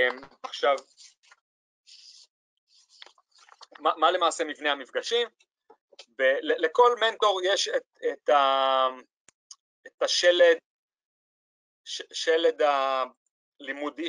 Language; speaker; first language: Hebrew; native; Hebrew